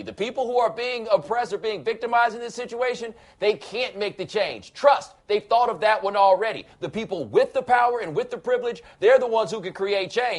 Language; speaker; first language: English; native; English